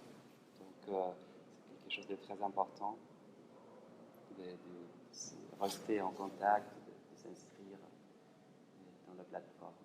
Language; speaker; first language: French; non-native, fluent; Spanish